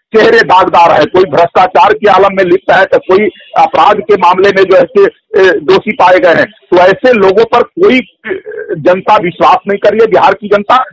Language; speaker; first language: Hindi; native; Hindi